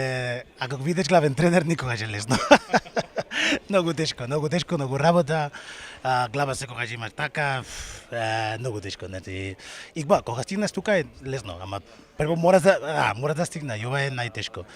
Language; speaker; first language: Macedonian; non-native, learner; Spanish